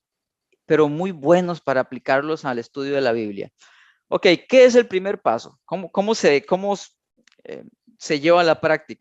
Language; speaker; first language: Spanish; native; Spanish